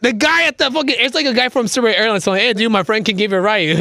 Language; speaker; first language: English; early bilingual, other home language; Spanish